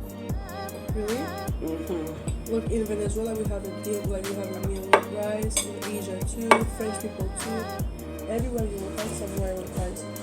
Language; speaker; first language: English; non-native, fluent; French